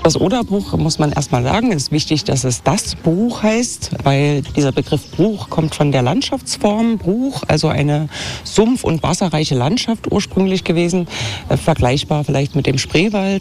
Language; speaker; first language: German; native; German